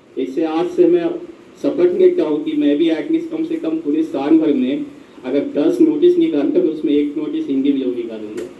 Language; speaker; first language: Hindi; native; Hindi